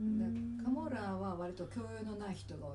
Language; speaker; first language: Japanese; native; Japanese